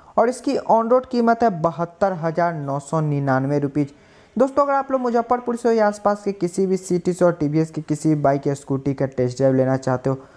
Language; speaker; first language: Hindi; native; Hindi